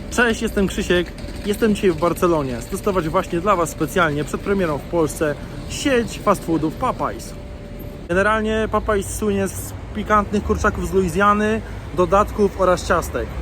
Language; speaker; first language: Polish; native; Polish